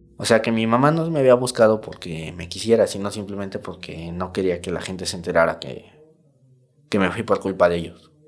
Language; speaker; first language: Spanish; native; Spanish